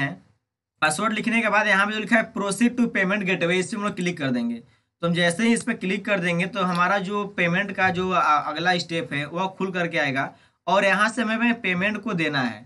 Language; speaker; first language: Hindi; native; Hindi